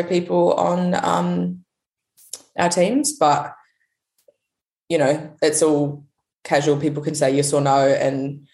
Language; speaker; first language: English; native; English